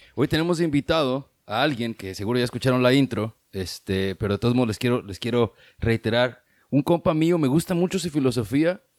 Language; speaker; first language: Spanish; early bilingual, other home language; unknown